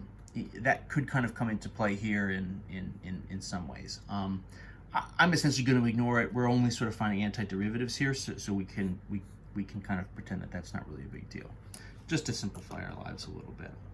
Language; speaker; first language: English; native; English